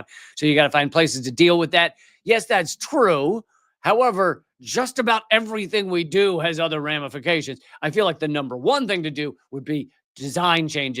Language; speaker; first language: English; native; English